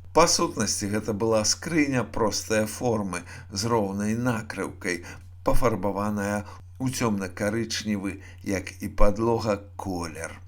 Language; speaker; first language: Belarusian; native; Belarusian